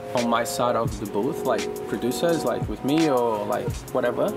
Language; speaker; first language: English; non-native, fluent; Portuguese